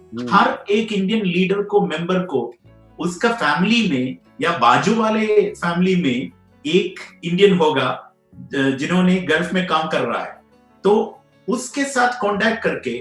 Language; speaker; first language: Hindi; non-native, local second language; Malayalam